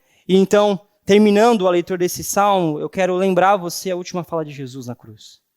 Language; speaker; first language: Portuguese; native; Portuguese